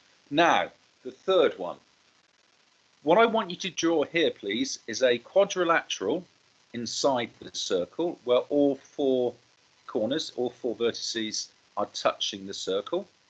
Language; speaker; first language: English; native; English